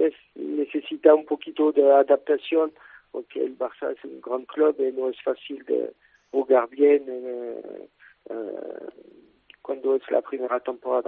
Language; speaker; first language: Spanish; non-native, fluent; French